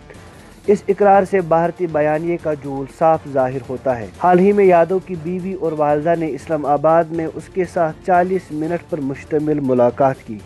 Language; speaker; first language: Urdu; non-native, local second language; Kashmiri